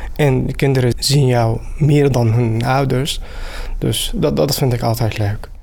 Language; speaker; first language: Dutch; non-native, learner; Arabic